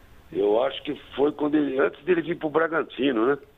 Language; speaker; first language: Portuguese; native; Portuguese